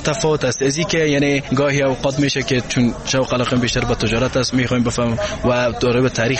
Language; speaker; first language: Persian; native; Persian